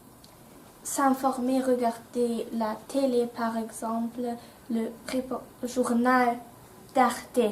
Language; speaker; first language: French; non-native, local second language; Luxembourgish